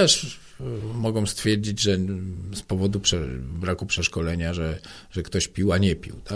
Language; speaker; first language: Polish; native; Polish